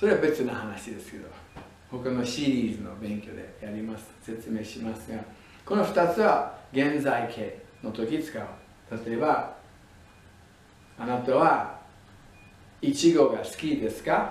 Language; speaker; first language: Japanese; non-native, fluent; English